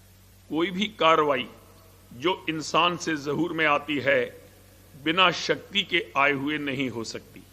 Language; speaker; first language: Hindi; native; Hindi